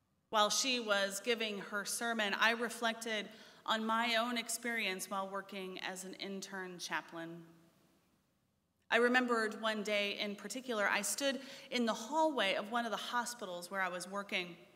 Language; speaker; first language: English; native; English